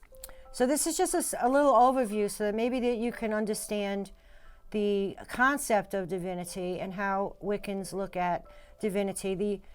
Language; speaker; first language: English; native; English